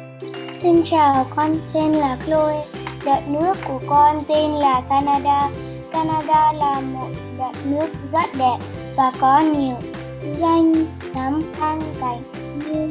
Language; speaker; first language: Vietnamese; early bilingual, heritage; Vietnamese